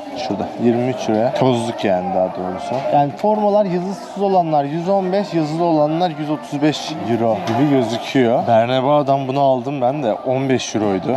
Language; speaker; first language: Turkish; native; Turkish